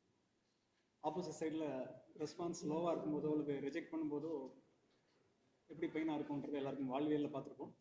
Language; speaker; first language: Tamil; native; Tamil